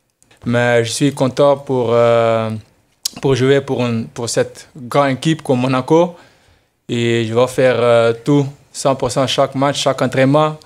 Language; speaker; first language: French; non-native, learner; Dutch